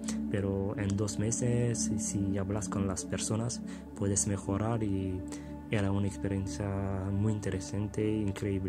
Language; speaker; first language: Spanish; non-native, fluent; French